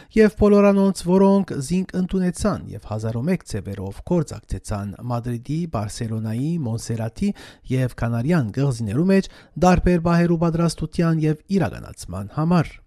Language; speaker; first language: Armenian; native; Armenian